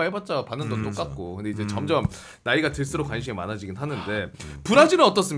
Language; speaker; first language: Korean; native; Korean